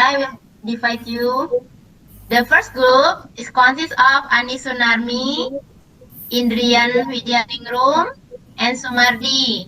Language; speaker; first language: English; non-native, learner; Indonesian